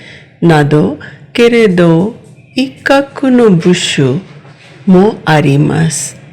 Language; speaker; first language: Japanese; non-native, fluent; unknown